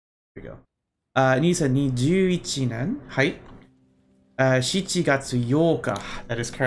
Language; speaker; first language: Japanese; non-native, fluent; English